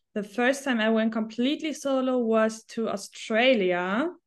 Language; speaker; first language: English; non-native, fluent; German